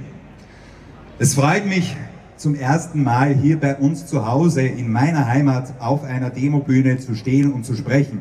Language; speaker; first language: German; native; German